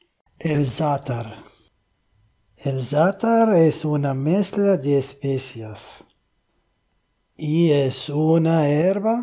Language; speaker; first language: Spanish; non-native, fluent; Arabic